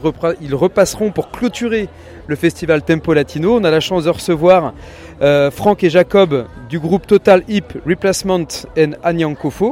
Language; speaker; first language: French; native; French